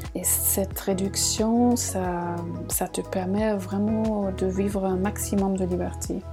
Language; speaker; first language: French; non-native, fluent; German